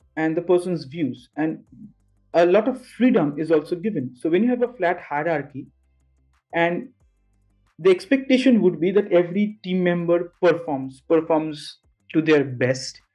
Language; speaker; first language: English; non-native, local second language; Bangla